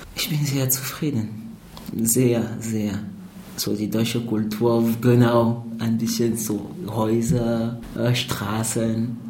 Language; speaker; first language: German; non-native, fluent; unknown